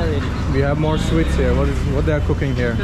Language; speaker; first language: English; non-native, fluent; Azerbaijani